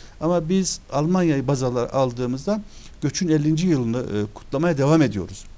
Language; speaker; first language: Turkish; early bilingual, other home language; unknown